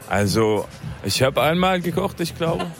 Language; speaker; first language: German; non-native, fluent; Arabic